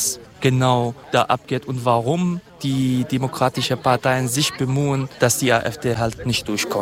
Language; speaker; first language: German; non-native, fluent; Kurdish